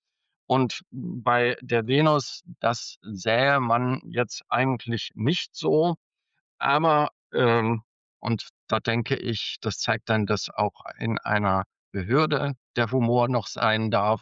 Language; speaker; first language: German; native; German